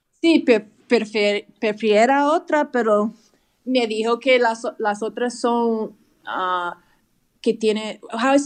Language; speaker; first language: Spanish; early bilingual, heritage; English